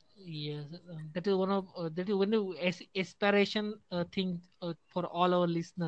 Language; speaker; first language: English; non-native, local second language; Hindi